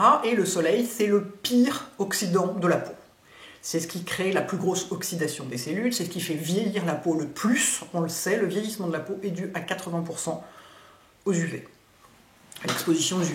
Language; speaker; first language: French; native; French